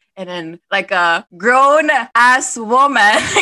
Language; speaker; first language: English; non-native, local second language; Persian